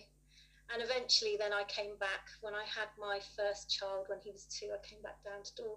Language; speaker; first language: English; native; English